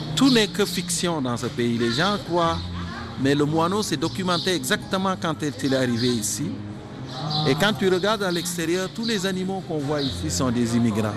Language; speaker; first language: French; non-native, local second language; Wolof